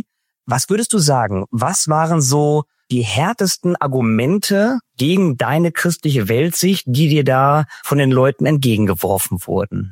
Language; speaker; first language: German; native; German